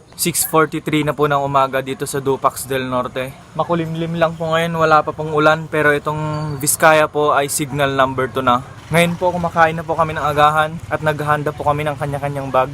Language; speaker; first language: Filipino; non-native, local second language; Iloko